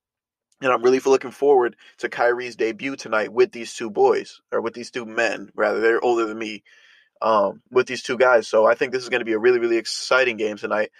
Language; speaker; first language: English; native; English